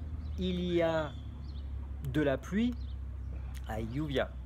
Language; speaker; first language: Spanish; non-native, fluent; French